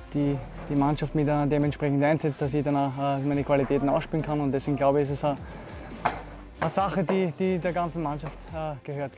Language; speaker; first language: German; native; German